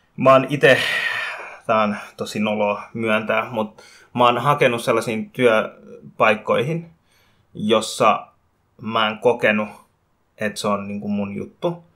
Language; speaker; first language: Finnish; early bilingual, other home language; Bangla